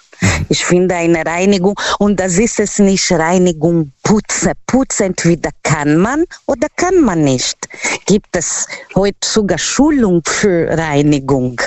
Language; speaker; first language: German; non-native, fluent; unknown